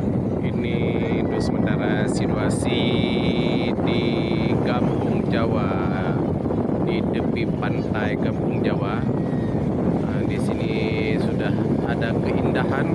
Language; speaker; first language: Indonesian; non-native, local second language; Achinese